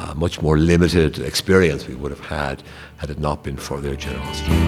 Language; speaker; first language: English; native; English